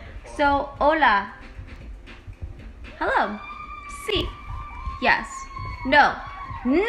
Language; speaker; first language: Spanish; non-native, learner; English